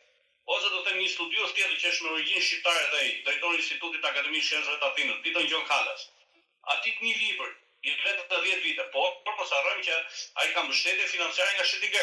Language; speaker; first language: Albanian; native; Albanian